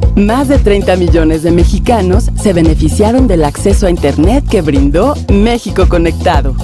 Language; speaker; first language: Spanish; native; Spanish